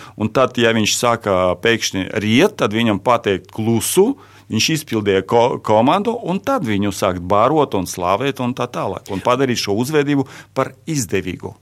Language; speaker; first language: Latvian; non-native, local second language; Russian